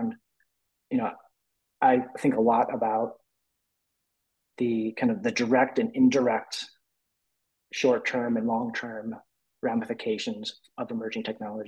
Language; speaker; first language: English; native; English